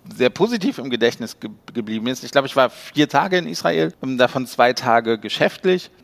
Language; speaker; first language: German; native; German